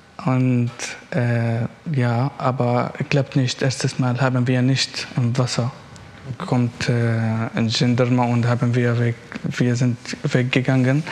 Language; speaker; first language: German; non-native, learner; Arabic